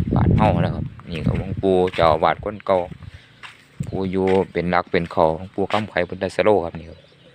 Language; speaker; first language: Thai; native; Thai